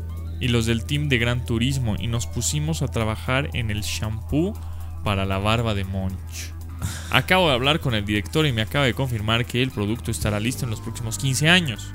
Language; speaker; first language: Spanish; native; Spanish